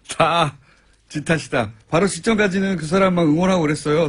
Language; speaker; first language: Korean; native; Korean